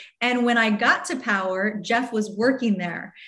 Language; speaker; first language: English; native; English